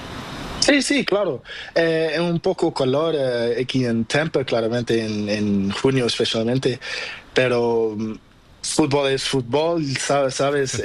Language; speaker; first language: Spanish; non-native, learner; Portuguese